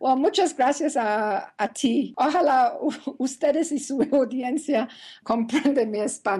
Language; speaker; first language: Spanish; non-native, learner; English